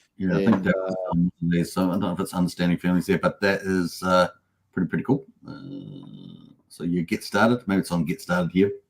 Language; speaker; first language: English; native; English